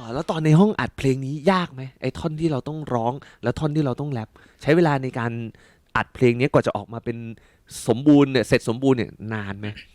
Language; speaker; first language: Thai; native; Thai